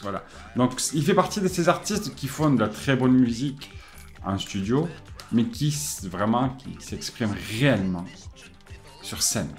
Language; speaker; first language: French; native; French